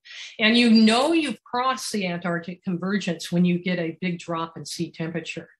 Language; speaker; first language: English; native; English